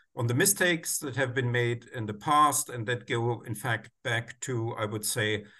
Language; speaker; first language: English; non-native, fluent; German